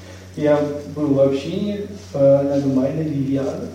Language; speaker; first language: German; non-native, fluent; Russian